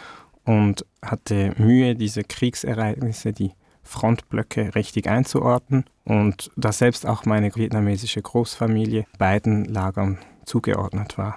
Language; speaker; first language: German; early bilingual, other home language; Vietnamese